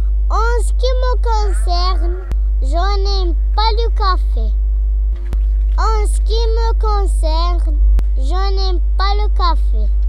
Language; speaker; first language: French; non-native, local second language; Arabic